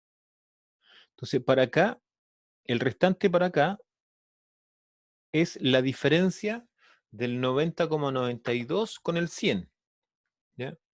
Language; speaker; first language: Spanish; native; Spanish